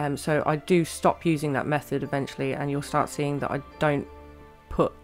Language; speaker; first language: English; native; English